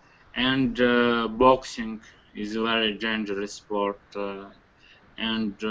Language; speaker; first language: English; non-native, learner; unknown